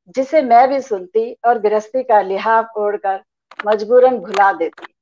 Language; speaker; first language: Hindi; native; Hindi